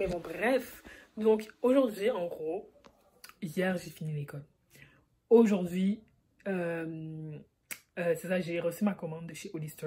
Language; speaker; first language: French; native; French